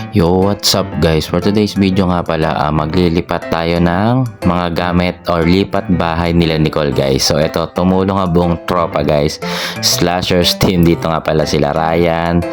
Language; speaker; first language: Filipino; native; Filipino